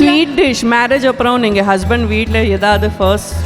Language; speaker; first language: Tamil; non-native, local second language; Gujarati